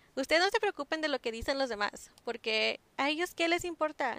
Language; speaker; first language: Spanish; early bilingual, heritage; Spanish